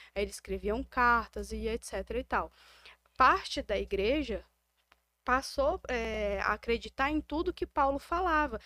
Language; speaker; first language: Portuguese; native; Portuguese